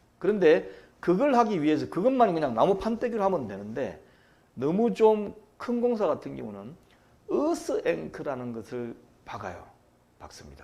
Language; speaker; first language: Korean; native; Korean